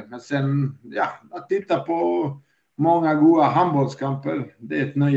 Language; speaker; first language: Swedish; non-native, fluent; Serbian